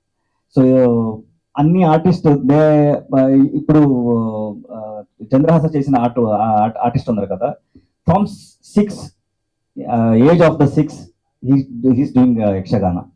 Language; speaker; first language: Telugu; non-native, learner; Kannada